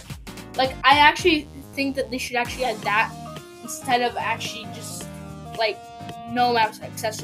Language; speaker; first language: English; native; English